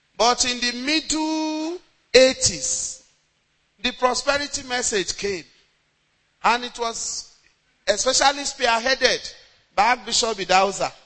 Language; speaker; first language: English; non-native, local second language; Yoruba